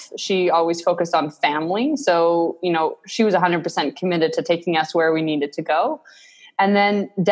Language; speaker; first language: English; native; English